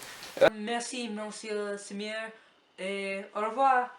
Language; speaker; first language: French; non-native, learner; English